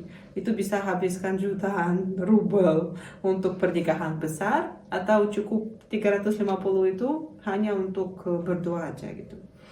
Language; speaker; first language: Indonesian; non-native, fluent; Russian